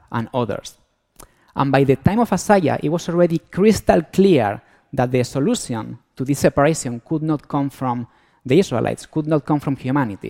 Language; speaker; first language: English; non-native, fluent; Spanish